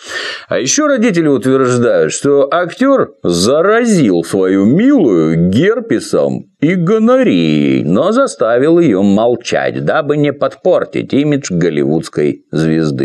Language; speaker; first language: Russian; native; Russian